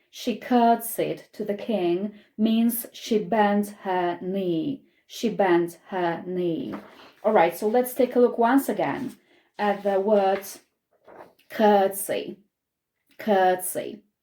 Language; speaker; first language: English; non-native, fluent; Polish